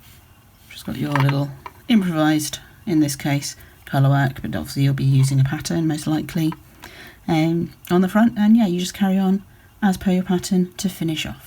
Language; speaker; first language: English; native; English